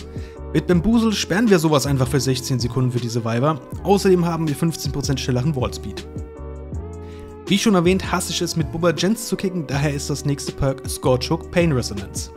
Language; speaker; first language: German; native; German